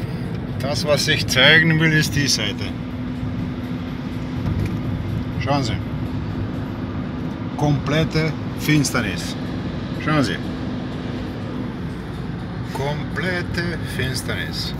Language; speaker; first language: German; non-native, fluent; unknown